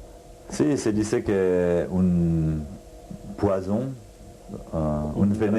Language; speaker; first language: Spanish; non-native, fluent; French